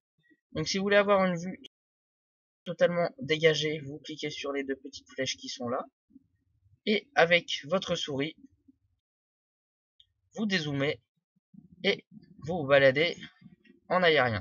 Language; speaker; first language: French; native; French